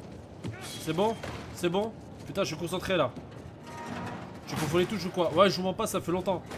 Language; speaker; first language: French; native; French